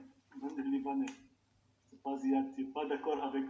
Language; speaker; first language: French; non-native, local second language; Arabic